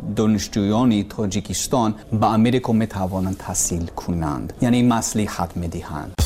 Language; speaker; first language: Persian; non-native, learner; English